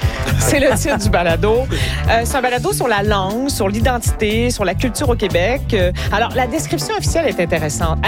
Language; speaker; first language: French; native; French